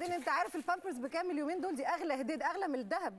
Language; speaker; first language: Arabic; native; Arabic